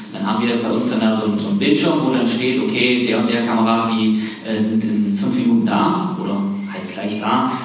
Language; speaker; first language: German; native; German